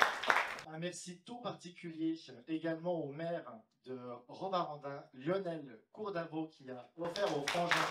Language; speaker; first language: French; native; French